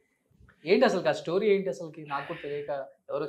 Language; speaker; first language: Telugu; native; Telugu